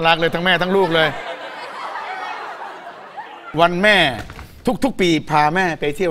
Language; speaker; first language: Thai; native; Thai